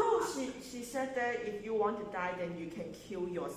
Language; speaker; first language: English; non-native, learner; Chinese